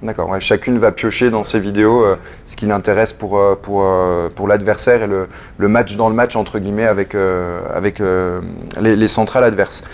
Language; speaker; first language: French; native; French